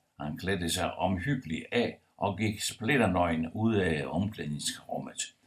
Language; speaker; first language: Danish; non-native, fluent; Italian